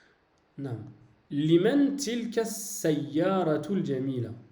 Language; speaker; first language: Arabic; non-native, fluent; French